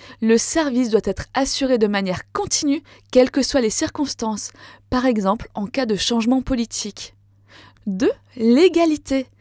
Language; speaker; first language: French; native; French